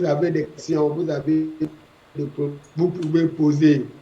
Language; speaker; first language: French; non-native, fluent; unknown